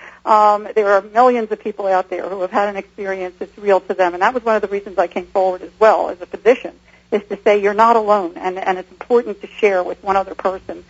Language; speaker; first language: English; native; English